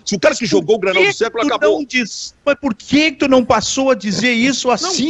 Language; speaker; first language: Portuguese; native; Portuguese